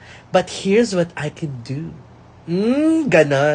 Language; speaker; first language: English; non-native, local second language; Filipino